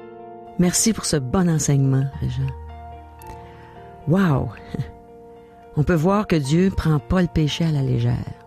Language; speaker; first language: French; native; French